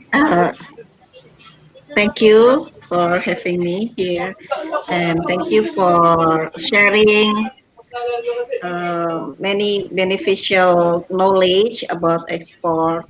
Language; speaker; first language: English; non-native, learner; Indonesian